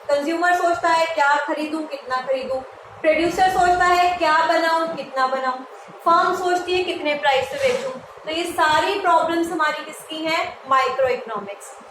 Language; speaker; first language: Hindi; native; Hindi